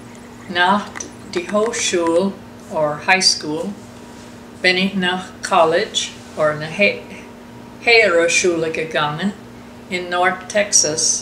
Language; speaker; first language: German; early bilingual, heritage; German